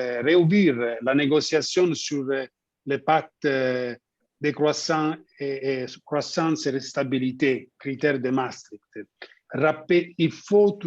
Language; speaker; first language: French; non-native, fluent; Italian